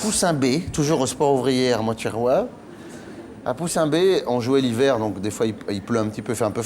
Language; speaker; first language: French; native; French